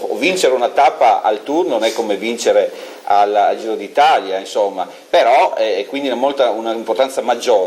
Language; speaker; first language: Italian; native; Italian